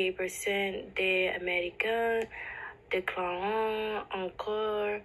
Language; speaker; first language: French; non-native, learner; English